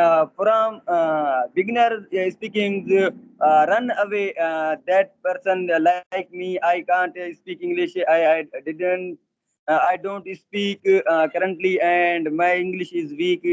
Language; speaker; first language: English; non-native, learner; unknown